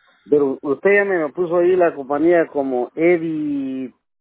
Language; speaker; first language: Spanish; native; Spanish